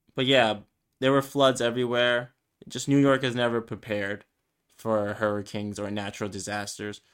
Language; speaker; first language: English; early bilingual, other home language; Spanish